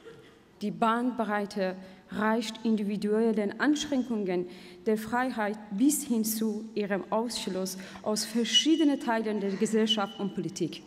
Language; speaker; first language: German; non-native, fluent; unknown